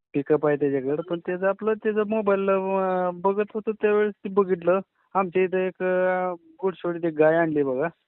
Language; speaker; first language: Marathi; native; Marathi